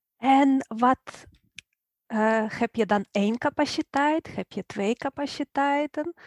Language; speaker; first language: Dutch; non-native, fluent; Ukrainian